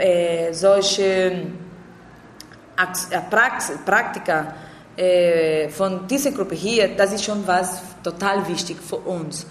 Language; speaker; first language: German; non-native, learner; Portuguese